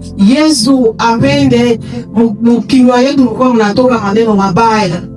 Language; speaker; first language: Swahili; native; Swahili